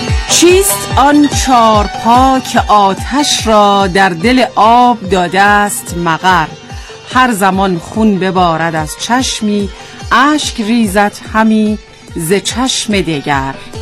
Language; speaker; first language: Persian; native; Persian